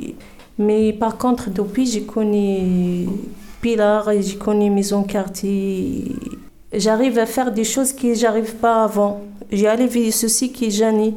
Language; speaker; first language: French; non-native, learner; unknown